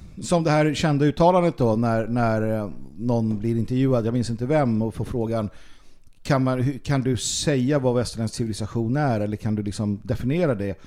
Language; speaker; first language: Swedish; native; Swedish